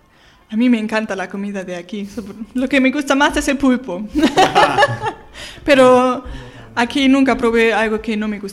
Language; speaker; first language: Spanish; non-native, fluent; German